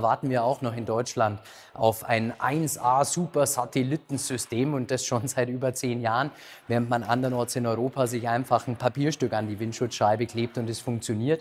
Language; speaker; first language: German; native; German